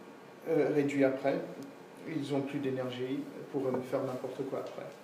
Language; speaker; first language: French; non-native, fluent; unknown